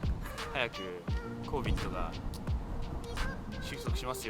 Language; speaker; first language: Japanese; native; Japanese